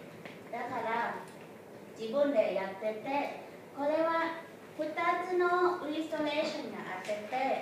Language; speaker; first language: Japanese; non-native, fluent; Thai